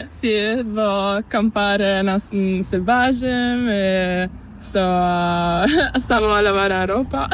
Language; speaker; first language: Spanish; non-native, learner; Italian